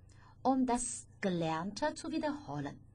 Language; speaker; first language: German; non-native, fluent; Chinese